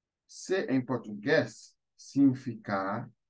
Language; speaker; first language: Portuguese; non-native, fluent; Haitian Creole